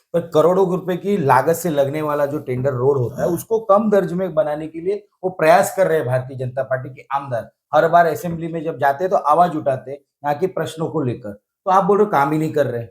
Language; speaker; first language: Hindi; non-native, local second language; Marathi